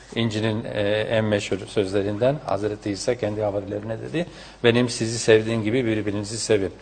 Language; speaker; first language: Turkish; non-native, fluent; Spanish